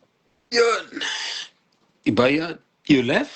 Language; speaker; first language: Filipino; non-native, learner; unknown